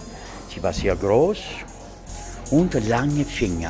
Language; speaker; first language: German; non-native, fluent; Italian